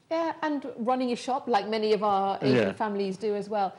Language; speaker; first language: English; native; English